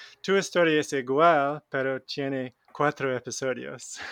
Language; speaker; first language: Spanish; non-native, learner; English